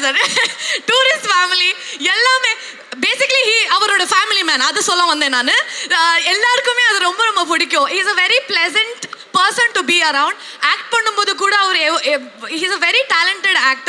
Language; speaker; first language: Tamil; non-native, learner; Kannada